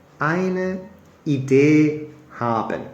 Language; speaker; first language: German; non-native, fluent; Turkish